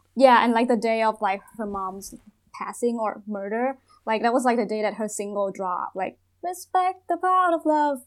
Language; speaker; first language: English; non-native, fluent; Thai